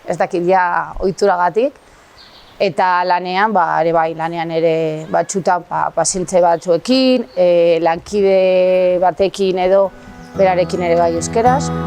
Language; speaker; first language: Basque; non-native, local second language; Spanish